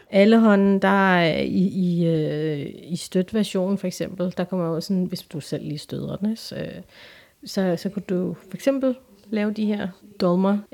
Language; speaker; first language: Danish; early bilingual, other home language; Turkish